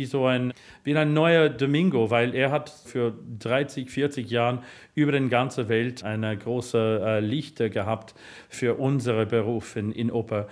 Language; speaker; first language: German; non-native, fluent; English